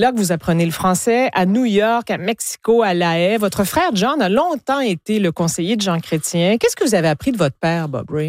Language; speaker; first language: French; native; French